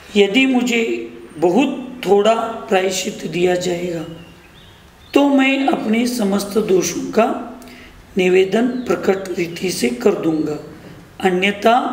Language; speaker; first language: Hindi; non-native, local second language; Marathi